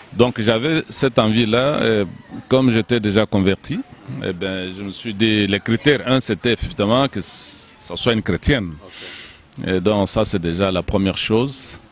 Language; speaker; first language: French; non-native, local second language; Lingala